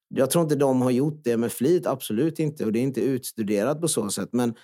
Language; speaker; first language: Swedish; non-native, local second language; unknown